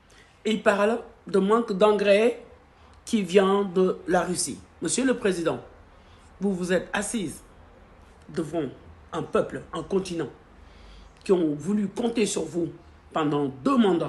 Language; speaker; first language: French; non-native, local second language; Wolof